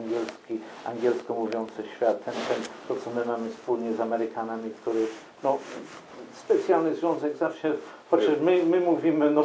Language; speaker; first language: Polish; non-native, fluent; English